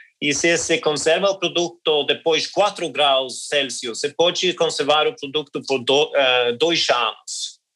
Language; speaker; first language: Portuguese; non-native, learner; Norwegian